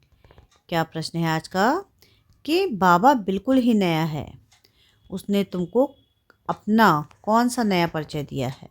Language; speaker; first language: Hindi; native; Hindi